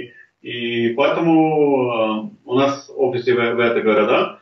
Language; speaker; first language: Russian; non-native, fluent; Norwegian